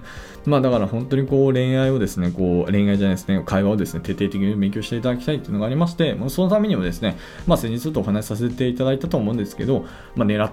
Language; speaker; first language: Japanese; native; Japanese